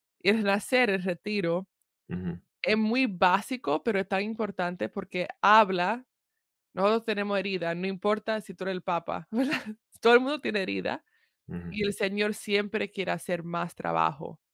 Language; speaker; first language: Spanish; early bilingual, heritage; Spanish